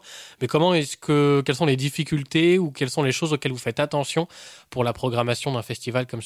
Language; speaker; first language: French; native; French